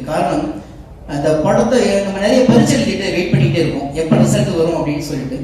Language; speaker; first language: Tamil; native; Tamil